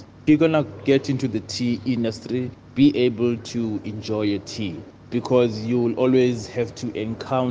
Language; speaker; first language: English; non-native, local second language; Xhosa